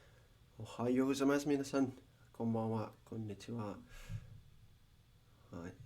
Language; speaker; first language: Japanese; non-native, learner; English